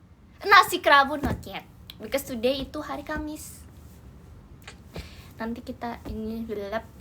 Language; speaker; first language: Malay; non-native, learner; Indonesian